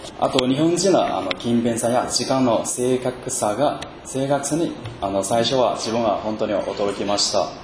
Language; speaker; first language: Japanese; non-native, fluent; Chinese